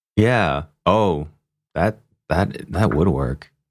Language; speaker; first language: English; non-native, local second language; Cantonese